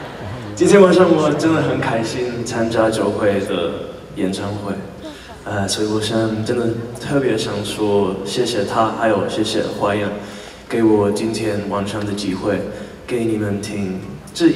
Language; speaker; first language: Chinese; non-native, fluent; English